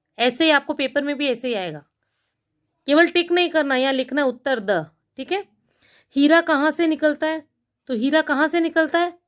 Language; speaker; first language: Hindi; native; Hindi